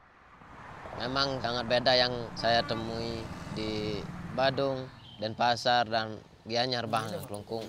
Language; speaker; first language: Indonesian; non-native, local second language; Balinese